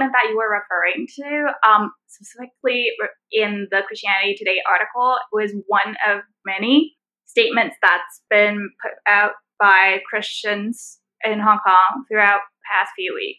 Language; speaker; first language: English; non-native, local second language; Cantonese